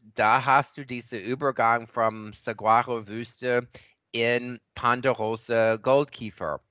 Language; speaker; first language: German; non-native, fluent; English